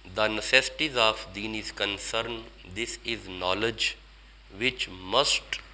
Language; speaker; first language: English; non-native, local second language; Urdu